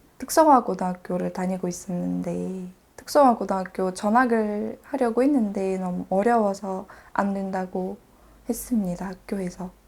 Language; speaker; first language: Korean; early bilingual, other home language; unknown